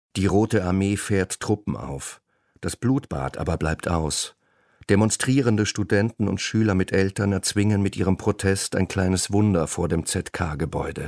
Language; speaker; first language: German; native; German